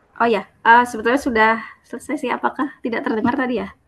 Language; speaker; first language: Indonesian; native; Indonesian